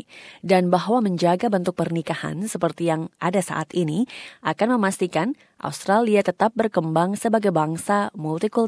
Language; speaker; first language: Indonesian; native; Indonesian